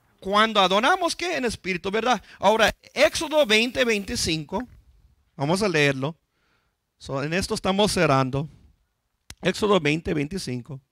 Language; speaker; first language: Spanish; non-native, fluent; English